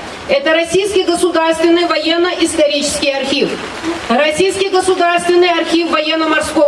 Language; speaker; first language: Russian; non-native, local second language; Ingush